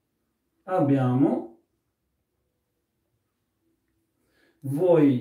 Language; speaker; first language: Italian; non-native, fluent; Urdu